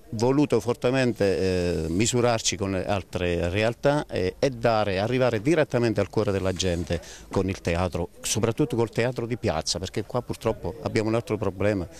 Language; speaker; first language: Italian; native; Italian